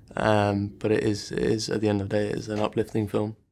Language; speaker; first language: English; native; English